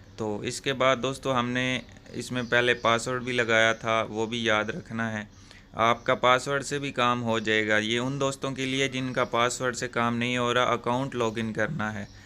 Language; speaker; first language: Urdu; non-native, local second language; Punjabi